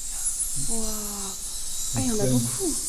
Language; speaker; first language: French; native; French